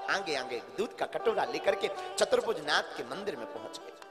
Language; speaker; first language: Hindi; native; Hindi